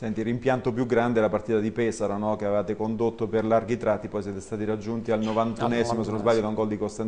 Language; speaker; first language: Italian; native; Italian